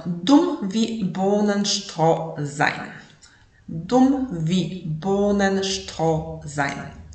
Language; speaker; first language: German; non-native, fluent; Polish